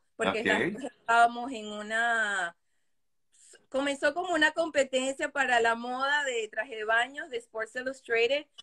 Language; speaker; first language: Spanish; native; Spanish